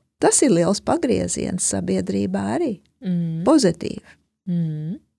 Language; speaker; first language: Latvian; early bilingual, heritage; Latvian